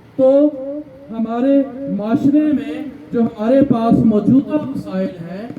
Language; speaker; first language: Urdu; non-native, local second language; Punjabi